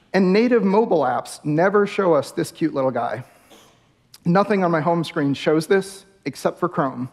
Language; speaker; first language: English; native; English